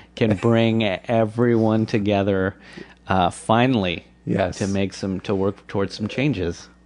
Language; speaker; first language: English; native; English